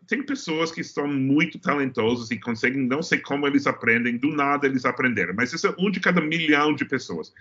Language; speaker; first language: Portuguese; non-native, fluent; English